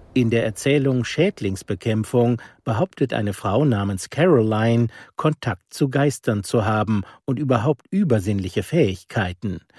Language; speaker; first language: German; native; German